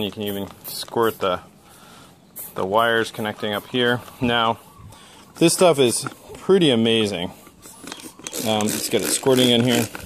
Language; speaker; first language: English; native; English